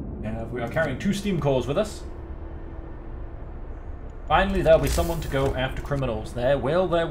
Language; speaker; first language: English; native; English